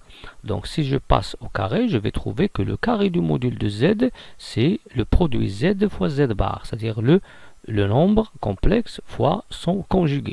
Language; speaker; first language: French; non-native, local second language; Arabic